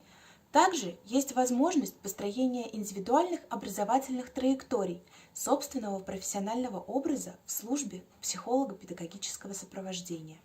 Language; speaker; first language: Russian; native; Russian